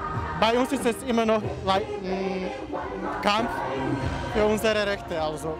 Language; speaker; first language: German; non-native, learner; Slovak